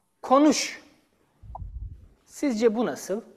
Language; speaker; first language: Turkish; non-native, fluent; Ukrainian